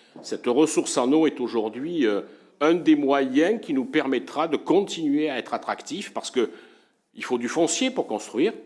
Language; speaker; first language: French; native; French